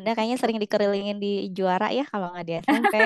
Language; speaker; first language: Indonesian; native; Indonesian